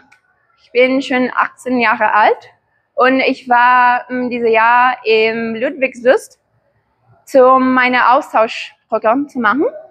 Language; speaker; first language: German; non-native, learner; Portuguese